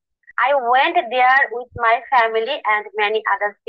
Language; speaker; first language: English; non-native, learner; Bangla